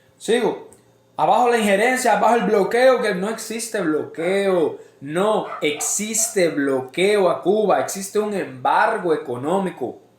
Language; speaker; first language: Spanish; native; Spanish